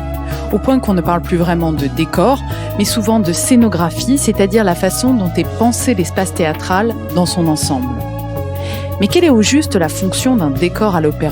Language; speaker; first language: French; native; French